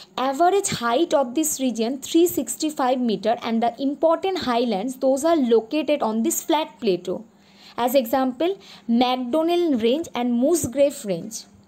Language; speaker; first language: English; non-native, local second language; Bangla